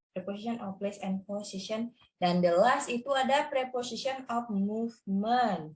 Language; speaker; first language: English; non-native, learner; Indonesian